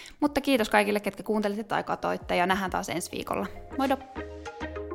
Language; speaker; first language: Finnish; native; Finnish